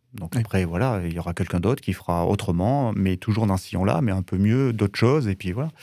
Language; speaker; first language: French; native; French